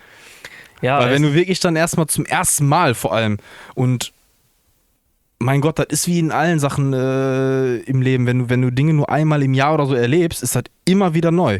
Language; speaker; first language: German; native; German